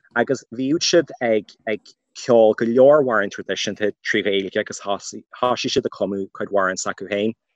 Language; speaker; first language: Irish; native; Irish